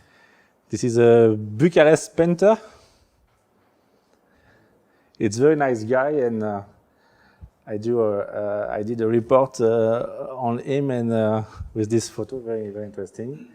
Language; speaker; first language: English; non-native, learner; French